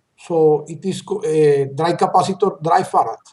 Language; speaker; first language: English; non-native, learner; Spanish